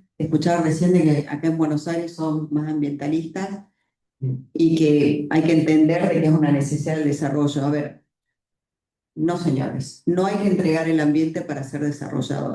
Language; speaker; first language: Spanish; native; Spanish